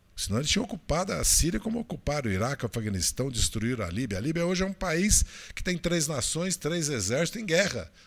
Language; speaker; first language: Portuguese; native; Portuguese